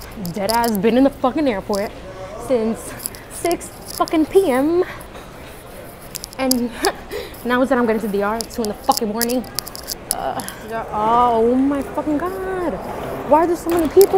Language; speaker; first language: English; early bilingual, other home language; Spanish